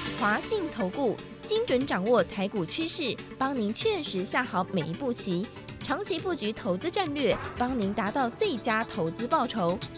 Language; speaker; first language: Chinese; native; Chinese